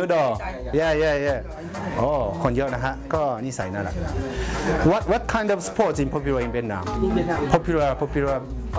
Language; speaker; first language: English; non-native, learner; Thai